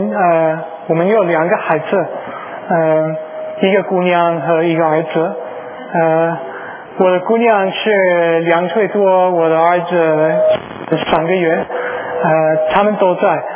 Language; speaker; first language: Chinese; non-native, learner; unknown